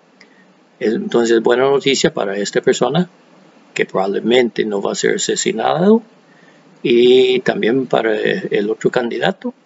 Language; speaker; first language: Spanish; non-native, fluent; English